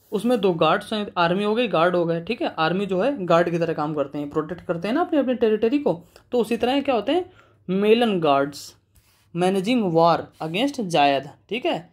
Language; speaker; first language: Hindi; native; Hindi